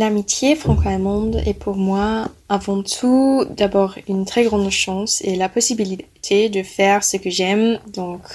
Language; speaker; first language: French; non-native, fluent; German